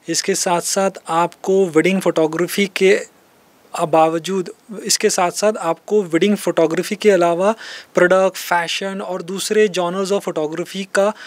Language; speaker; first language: Hindi; native; Hindi